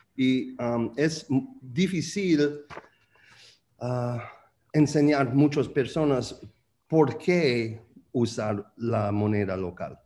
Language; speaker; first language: Spanish; non-native, learner; English